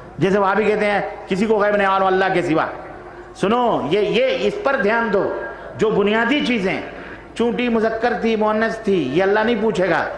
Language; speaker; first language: Urdu; native; Urdu